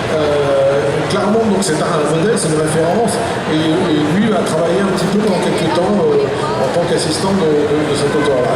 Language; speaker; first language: French; native; French